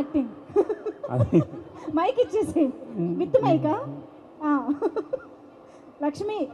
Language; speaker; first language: Telugu; native; Telugu